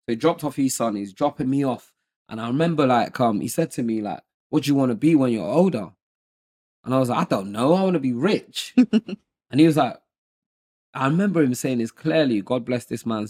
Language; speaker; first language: English; non-native, local second language; Yoruba